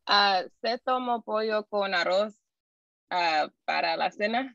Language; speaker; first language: Spanish; non-native, learner; English